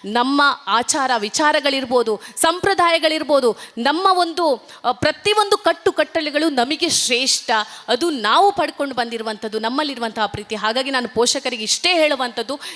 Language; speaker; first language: Kannada; non-native, local second language; Tulu